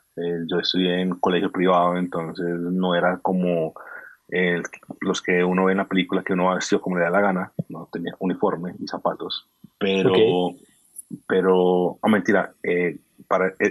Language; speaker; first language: Spanish; native; Spanish